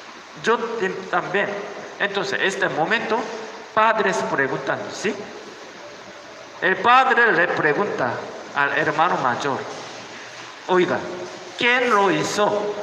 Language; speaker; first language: Spanish; non-native, learner; Korean